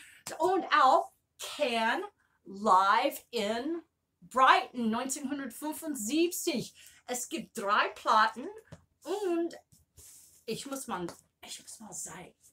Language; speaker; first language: German; non-native, learner; English